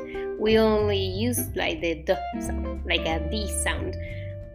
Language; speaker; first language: English; non-native, fluent; Spanish